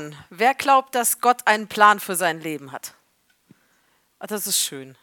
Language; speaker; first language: German; native; German